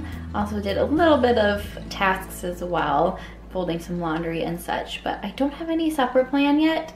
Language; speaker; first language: English; native; English